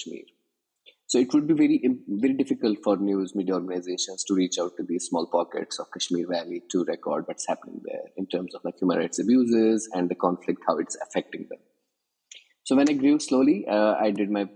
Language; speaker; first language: English; non-native, local second language; Kashmiri